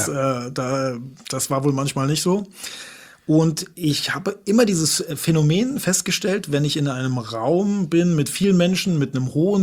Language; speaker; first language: German; native; German